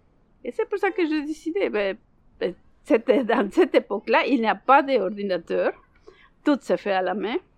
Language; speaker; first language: French; non-native, learner; Spanish